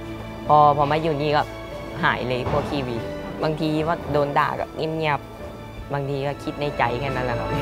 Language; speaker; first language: Thai; native; Thai